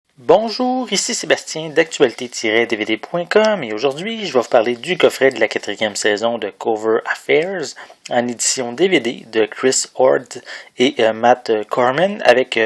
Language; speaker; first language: French; native; French